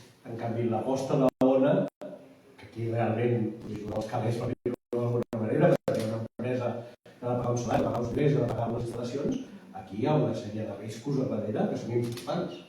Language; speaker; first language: Catalan; native; Catalan